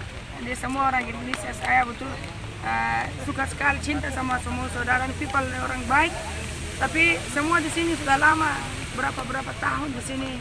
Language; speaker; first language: Indonesian; non-native, learner; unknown